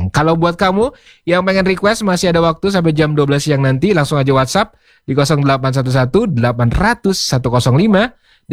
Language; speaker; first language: Indonesian; native; Indonesian